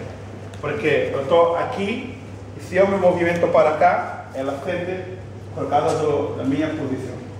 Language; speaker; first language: Spanish; non-native, learner; Portuguese